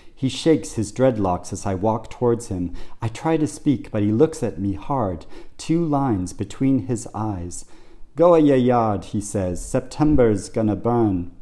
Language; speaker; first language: English; native; English